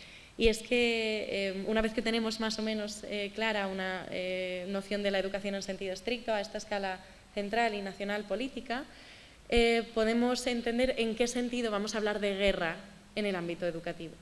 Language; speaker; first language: Spanish; native; Spanish